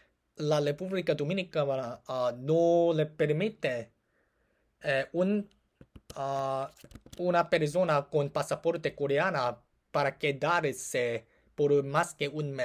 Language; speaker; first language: Spanish; non-native, learner; Korean